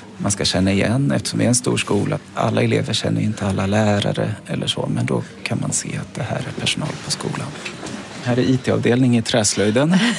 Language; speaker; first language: Swedish; native; Swedish